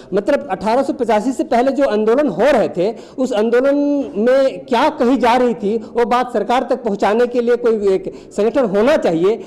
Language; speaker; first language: Hindi; native; Hindi